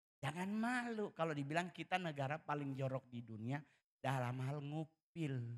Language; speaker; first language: Indonesian; native; Indonesian